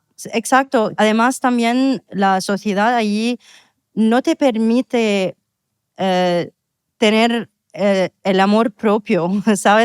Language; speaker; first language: Spanish; non-native, fluent; Arabic